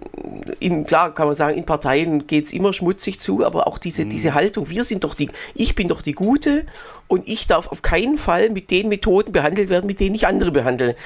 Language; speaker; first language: German; native; German